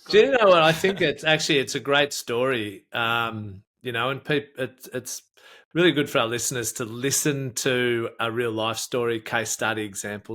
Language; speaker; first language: English; native; English